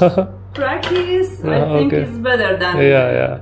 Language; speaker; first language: English; non-native, learner; Persian